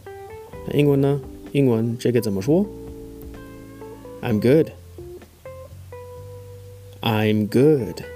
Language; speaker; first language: Chinese; non-native, fluent; English